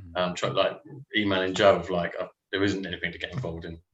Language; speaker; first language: English; native; English